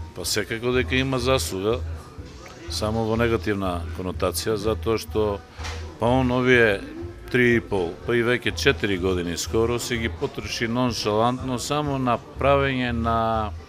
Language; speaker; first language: Macedonian; native; Macedonian